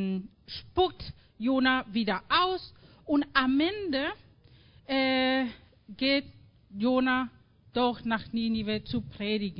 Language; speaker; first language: German; non-native, fluent; Spanish